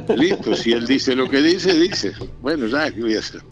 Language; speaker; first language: Spanish; native; Spanish